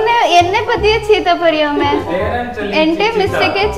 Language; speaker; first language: Malayalam; non-native, learner; Tamil